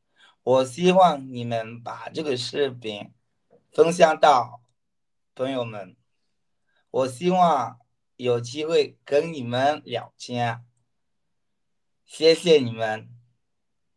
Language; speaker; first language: Chinese; non-native, learner; Ghomala